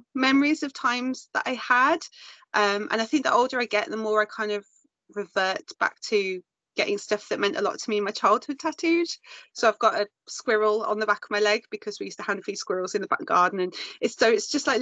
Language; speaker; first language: English; native; English